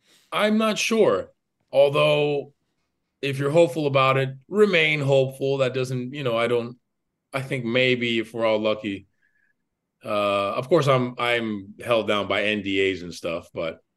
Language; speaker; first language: English; native; English